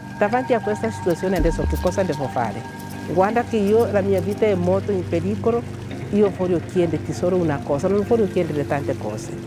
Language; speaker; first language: Italian; non-native, fluent; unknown